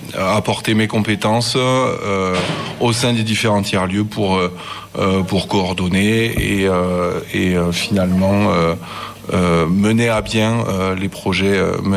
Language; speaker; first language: French; native; French